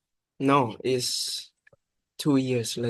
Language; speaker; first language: English; non-native, learner; Vietnamese